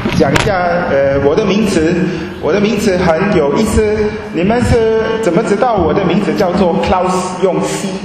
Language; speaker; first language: Chinese; non-native, fluent; German